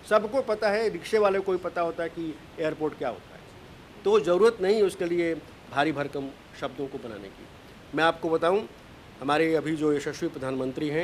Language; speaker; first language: Hindi; native; Hindi